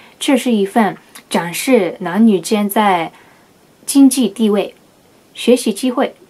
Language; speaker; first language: Chinese; non-native, fluent; Japanese